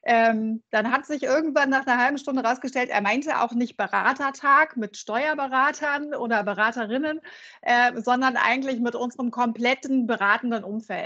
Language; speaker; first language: German; native; German